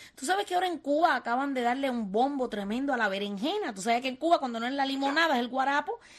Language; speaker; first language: Spanish; native; Spanish